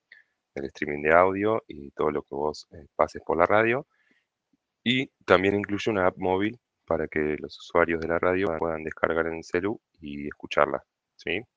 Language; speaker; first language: Spanish; native; Spanish